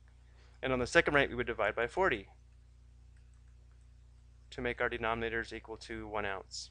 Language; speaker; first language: English; native; English